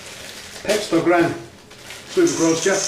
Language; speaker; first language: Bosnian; non-native, learner; English